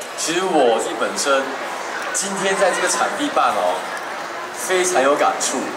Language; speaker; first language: Chinese; early bilingual, heritage; Chinese